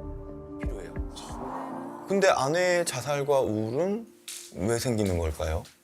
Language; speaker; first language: Korean; native; Korean